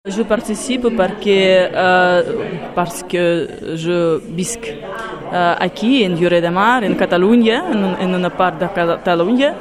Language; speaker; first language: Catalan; non-native, learner; French